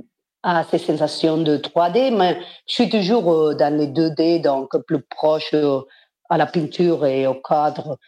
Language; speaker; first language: French; non-native, fluent; Spanish